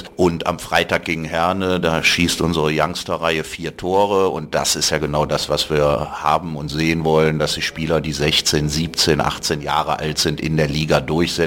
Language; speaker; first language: German; native; German